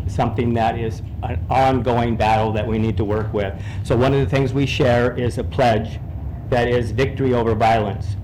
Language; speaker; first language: English; native; English